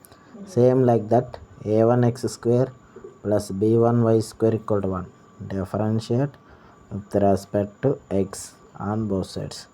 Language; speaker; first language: English; non-native, local second language; Telugu